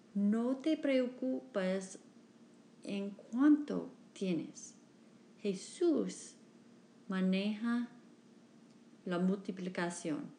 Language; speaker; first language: Spanish; non-native, learner; English